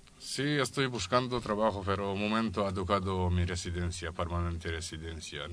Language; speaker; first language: Spanish; non-native, learner; Bangla